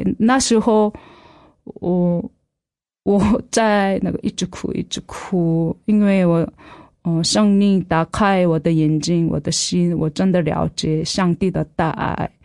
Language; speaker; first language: Chinese; non-native, fluent; Korean